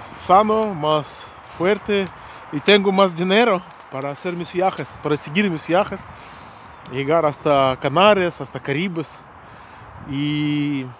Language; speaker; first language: Spanish; non-native, fluent; Ukrainian